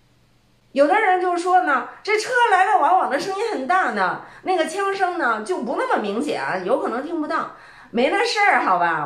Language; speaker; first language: Chinese; native; Chinese